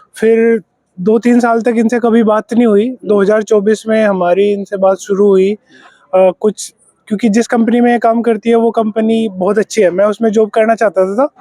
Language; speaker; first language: Hindi; native; Hindi